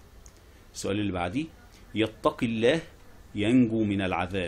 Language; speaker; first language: Arabic; native; Arabic